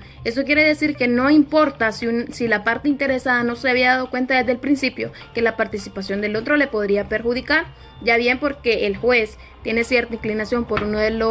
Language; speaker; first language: Spanish; native; Spanish